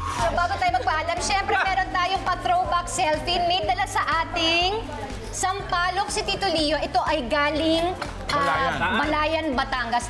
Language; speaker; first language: Filipino; native; Filipino